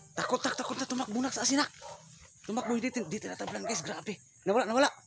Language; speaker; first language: Filipino; non-native, local second language; Cebuano